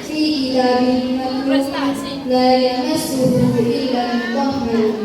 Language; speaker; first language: Arabic; non-native, learner; Indonesian